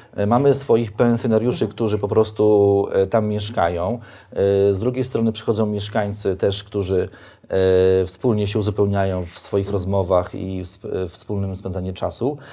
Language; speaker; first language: Polish; native; Polish